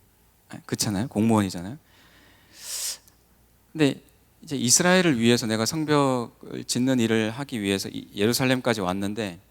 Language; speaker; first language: Korean; native; Korean